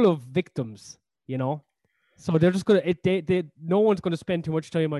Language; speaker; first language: English; native; English